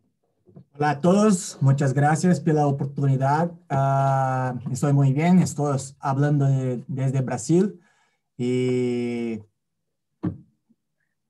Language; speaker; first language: Spanish; non-native, fluent; Portuguese